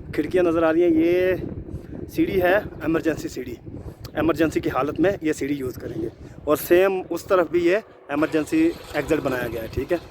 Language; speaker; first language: Urdu; non-native, local second language; Punjabi